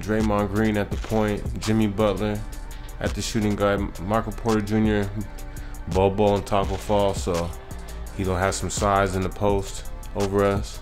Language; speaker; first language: English; native; English